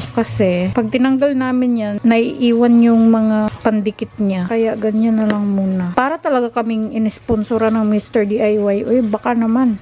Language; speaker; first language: Filipino; non-native, local second language; Cebuano